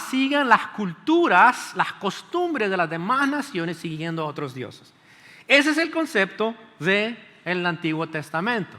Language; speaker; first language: Spanish; native; Spanish